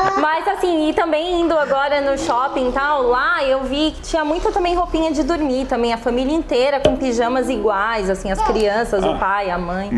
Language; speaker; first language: Portuguese; native; Portuguese